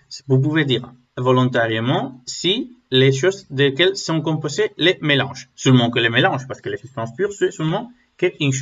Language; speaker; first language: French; non-native, learner; Spanish